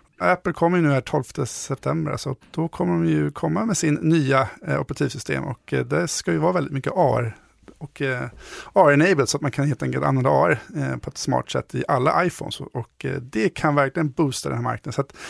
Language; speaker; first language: Swedish; native; Swedish